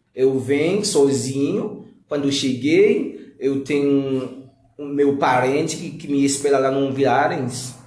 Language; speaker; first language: Portuguese; non-native, learner; Haitian Creole